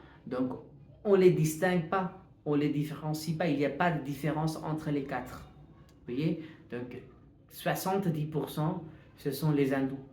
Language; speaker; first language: French; non-native, fluent; Hindi